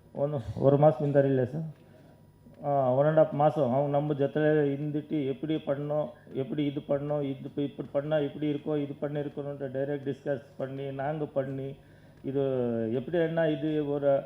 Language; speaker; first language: Tamil; non-native, learner; Kannada